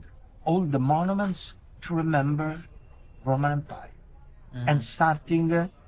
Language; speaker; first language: English; non-native, learner; Italian